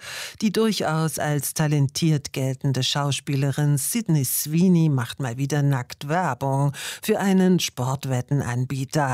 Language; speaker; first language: German; native; German